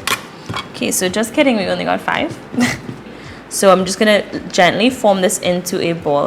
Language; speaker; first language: English; native; English